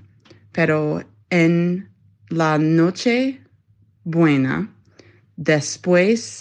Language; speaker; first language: Spanish; non-native, learner; English